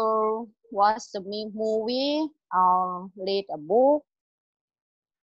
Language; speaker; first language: English; non-native, learner; Thai